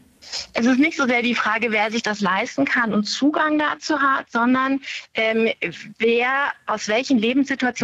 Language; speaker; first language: German; native; German